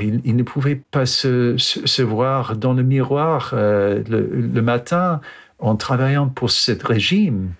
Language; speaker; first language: French; non-native, fluent; English